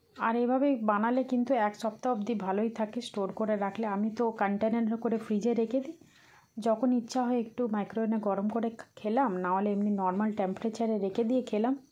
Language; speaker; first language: Bangla; non-native, local second language; Hindi